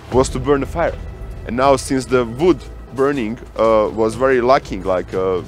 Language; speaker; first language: English; early bilingual, other home language; Bosnian